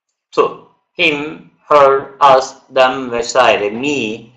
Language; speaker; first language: English; non-native, fluent; Turkish